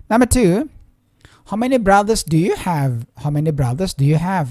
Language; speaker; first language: English; non-native, fluent; Indonesian